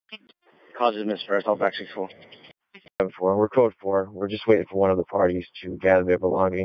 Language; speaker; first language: English; native; English